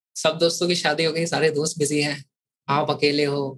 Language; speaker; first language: Hindi; native; Hindi